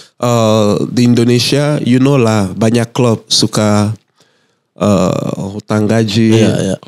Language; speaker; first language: Indonesian; non-native, fluent; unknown